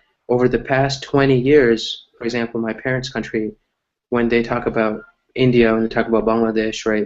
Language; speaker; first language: English; early bilingual, other home language; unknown